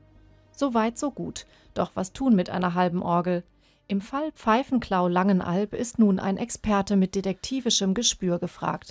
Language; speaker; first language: German; native; German